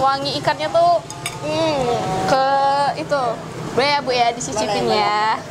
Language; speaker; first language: Indonesian; native; Indonesian